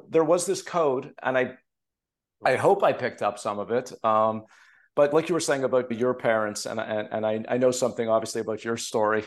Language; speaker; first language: English; native; English